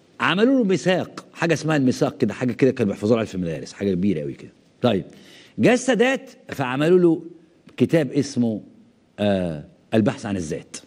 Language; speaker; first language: Arabic; native; Arabic